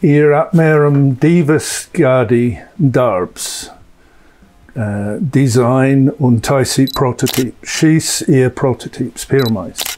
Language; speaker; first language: Latvian; non-native, learner; English